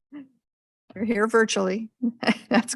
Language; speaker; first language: English; native; English